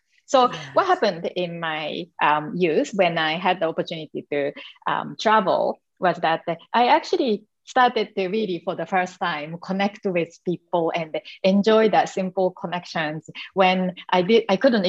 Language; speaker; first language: English; non-native, fluent; Japanese